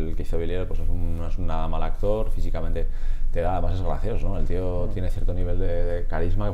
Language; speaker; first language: Spanish; native; Spanish